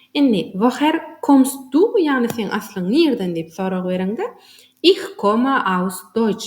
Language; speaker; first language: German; non-native, fluent; Turkmen